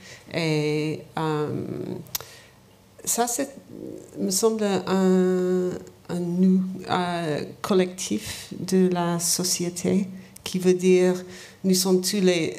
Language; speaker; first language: French; non-native, learner; English